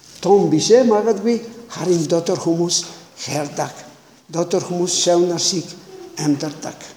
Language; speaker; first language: Mongolian; non-native, learner; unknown